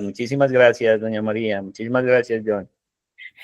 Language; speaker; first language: Spanish; native; Spanish